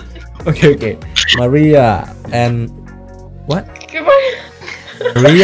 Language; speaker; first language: English; non-native, learner; Indonesian